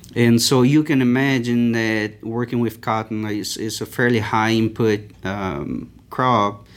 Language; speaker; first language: English; non-native, fluent; Portuguese